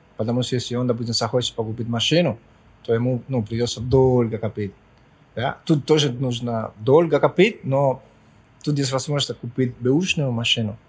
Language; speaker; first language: Russian; non-native, fluent; Spanish